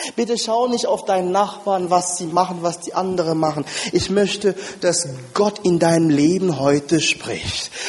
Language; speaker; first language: German; non-native, fluent; French